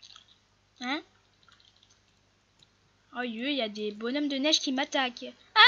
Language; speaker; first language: French; native; French